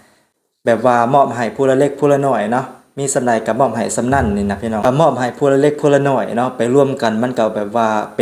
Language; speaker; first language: Thai; non-native, local second language; Northeastern Thai